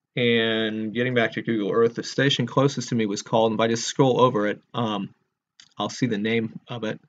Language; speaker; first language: English; native; English